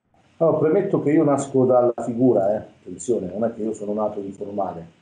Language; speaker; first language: Italian; native; Italian